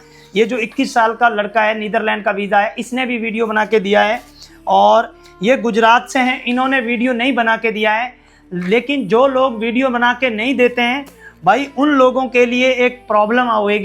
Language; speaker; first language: Hindi; native; Hindi